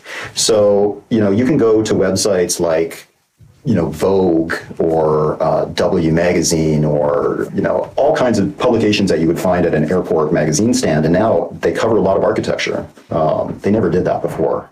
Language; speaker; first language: English; native; English